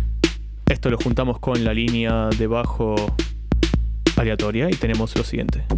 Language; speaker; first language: Spanish; native; Spanish